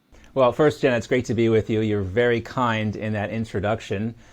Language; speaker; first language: English; native; English